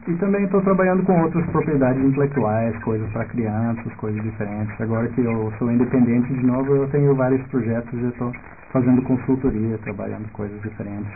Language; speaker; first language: Portuguese; non-native, fluent; English